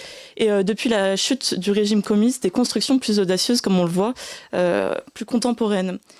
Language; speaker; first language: French; native; French